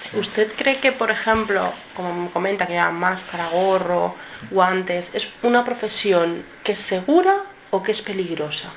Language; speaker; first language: Spanish; native; Spanish